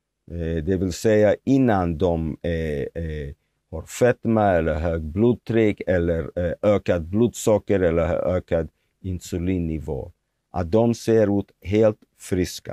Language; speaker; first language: Swedish; non-native, fluent; Hebrew